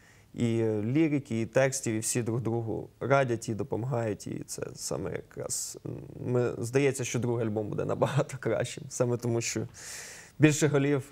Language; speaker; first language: Ukrainian; native; Ukrainian